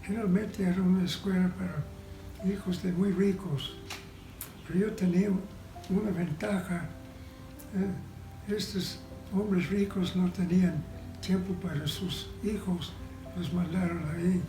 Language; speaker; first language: Spanish; non-native, fluent; English